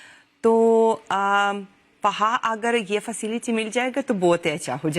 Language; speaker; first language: Hindi; non-native, fluent; Russian